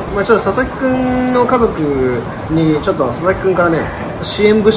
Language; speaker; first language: Japanese; native; Japanese